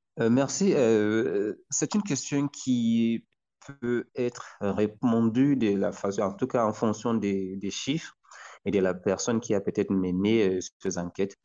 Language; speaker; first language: French; non-native, local second language; Hausa